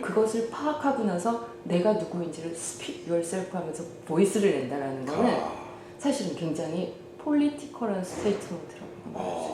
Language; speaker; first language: Korean; native; Korean